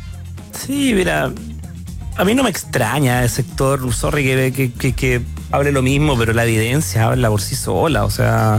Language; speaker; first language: Spanish; native; Spanish